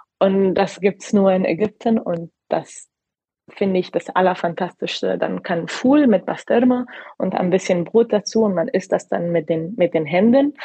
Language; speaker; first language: German; non-native, fluent; Arabic